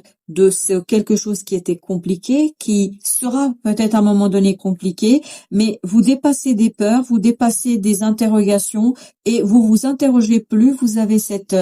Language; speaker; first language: French; native; French